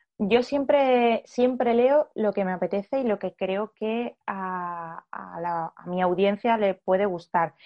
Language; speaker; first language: Spanish; native; Spanish